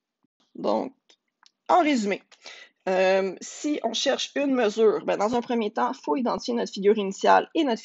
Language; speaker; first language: French; native; French